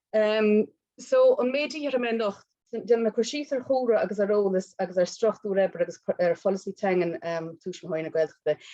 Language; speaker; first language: Irish; native; Irish